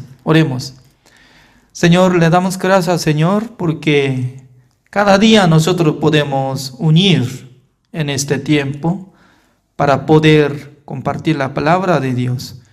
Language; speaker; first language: Spanish; non-native, fluent; Korean